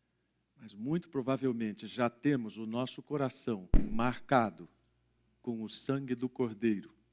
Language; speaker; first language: Portuguese; native; Portuguese